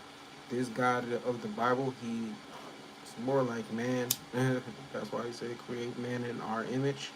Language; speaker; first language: English; native; English